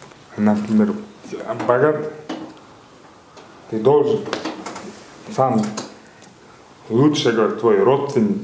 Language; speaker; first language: Russian; non-native, learner; Kyrgyz